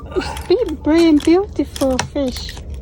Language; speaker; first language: English; non-native, learner; Hmong